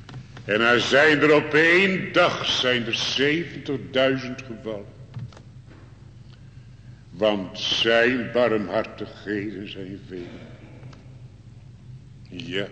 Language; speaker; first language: Dutch; native; Dutch